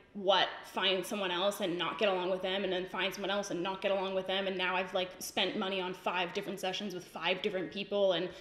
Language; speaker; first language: English; native; English